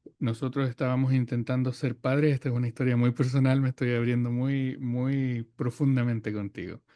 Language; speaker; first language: Spanish; native; Spanish